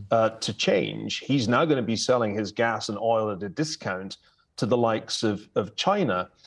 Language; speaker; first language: English; native; English